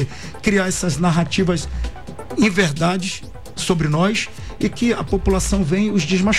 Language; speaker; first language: Portuguese; native; Portuguese